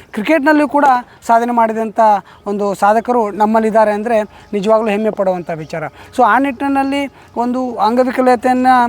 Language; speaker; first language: Kannada; native; Kannada